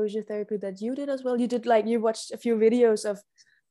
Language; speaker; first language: English; non-native, fluent; Danish